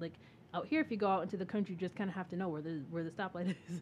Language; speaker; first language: English; native; English